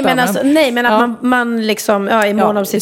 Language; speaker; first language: Swedish; native; Swedish